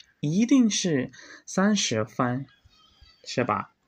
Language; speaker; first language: Chinese; non-native, learner; Indonesian